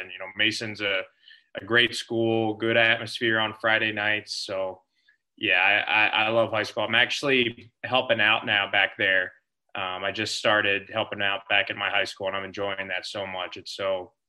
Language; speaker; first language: English; native; English